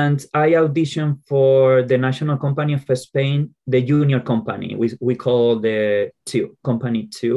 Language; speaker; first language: English; non-native, fluent; Spanish